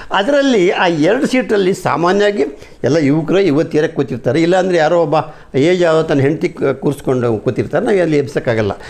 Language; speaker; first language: Kannada; native; Kannada